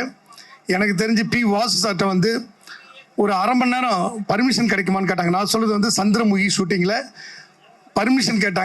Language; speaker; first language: Tamil; native; Tamil